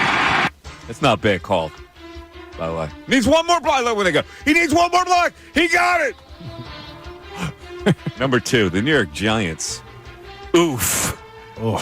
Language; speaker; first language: English; native; English